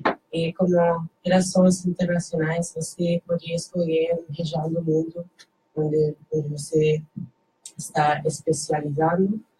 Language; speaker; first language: Portuguese; non-native, learner; Dutch